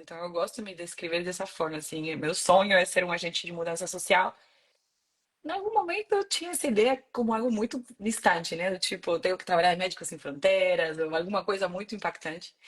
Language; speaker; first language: Portuguese; non-native, fluent; Spanish